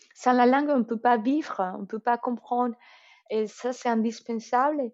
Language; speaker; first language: French; non-native, fluent; Spanish